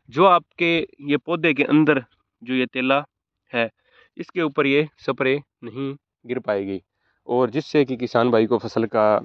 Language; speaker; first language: Hindi; native; Hindi